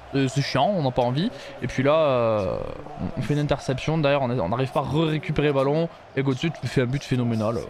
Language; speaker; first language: French; native; French